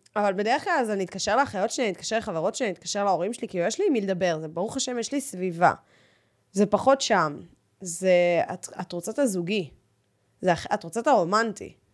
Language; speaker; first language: Hebrew; native; Hebrew